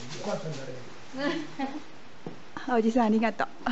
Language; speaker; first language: Japanese; non-native, learner; German